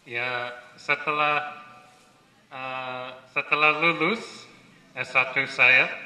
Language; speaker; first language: Indonesian; non-native, fluent; English